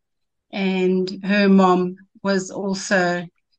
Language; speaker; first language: English; native; English